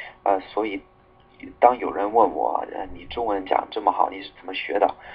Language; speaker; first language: Chinese; non-native, fluent; English